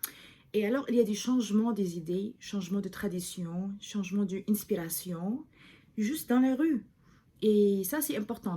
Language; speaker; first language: French; non-native, fluent; English